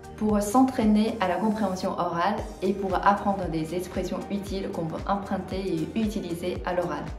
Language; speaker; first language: French; non-native, fluent; Chinese